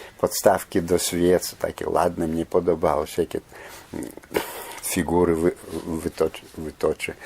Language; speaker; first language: Polish; non-native, fluent; Belarusian